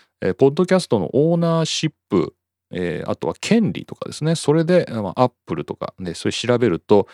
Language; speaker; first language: Japanese; native; Japanese